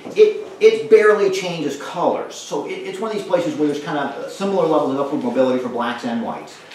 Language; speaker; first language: English; native; English